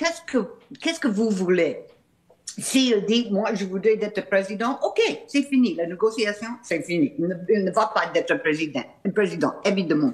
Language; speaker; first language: French; non-native, fluent; English